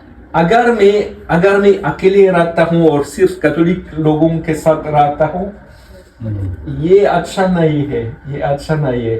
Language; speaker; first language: Hindi; non-native, learner; French